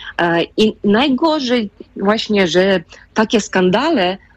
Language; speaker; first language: Polish; non-native, fluent; Ukrainian